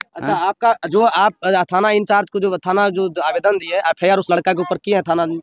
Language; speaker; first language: Hindi; native; Hindi